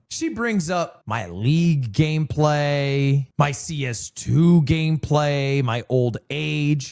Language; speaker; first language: English; native; English